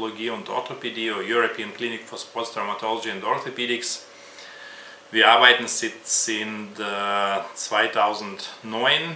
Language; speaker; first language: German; non-native, fluent; Russian